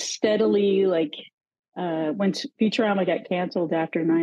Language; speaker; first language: English; native; English